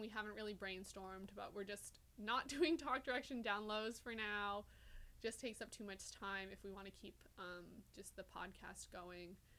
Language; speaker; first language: English; native; English